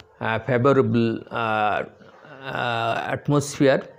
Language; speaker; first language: English; non-native, local second language; Bangla